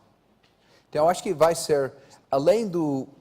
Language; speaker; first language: Portuguese; non-native, fluent; English